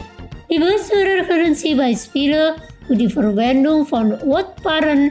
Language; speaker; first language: German; non-native, fluent; Indonesian